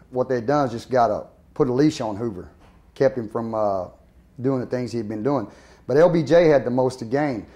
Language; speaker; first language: English; native; English